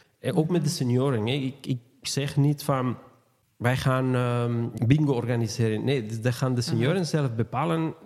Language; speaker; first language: Dutch; non-native, fluent; Spanish